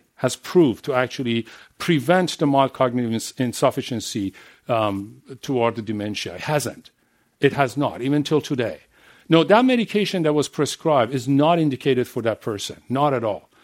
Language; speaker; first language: English; non-native, fluent; Persian